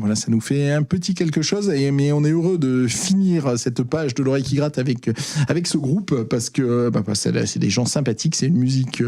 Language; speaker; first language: French; native; French